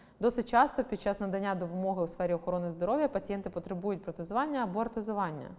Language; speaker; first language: Ukrainian; native; Ukrainian